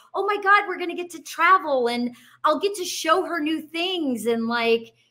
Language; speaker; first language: English; native; English